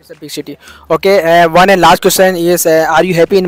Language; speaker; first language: English; non-native, learner; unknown